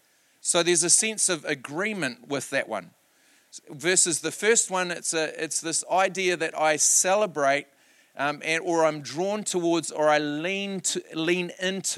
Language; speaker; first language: English; native; English